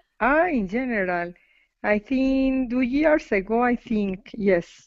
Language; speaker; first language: English; non-native, learner; Spanish